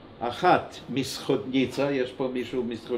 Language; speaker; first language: Hebrew; non-native, fluent; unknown